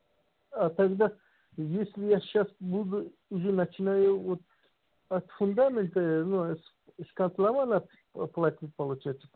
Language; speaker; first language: Russian; non-native, learner; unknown